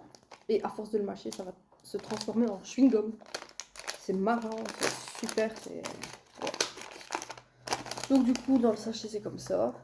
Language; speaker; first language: French; native; French